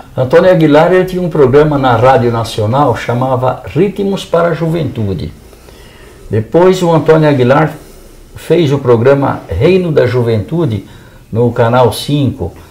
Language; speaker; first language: Portuguese; native; Portuguese